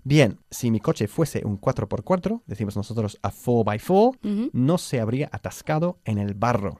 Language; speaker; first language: Spanish; non-native, fluent; English